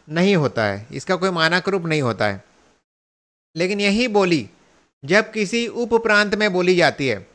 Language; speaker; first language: Hindi; native; Hindi